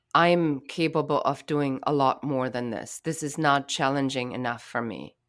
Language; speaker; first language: English; non-native, fluent; German